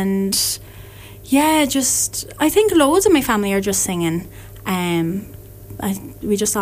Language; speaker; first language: English; native; English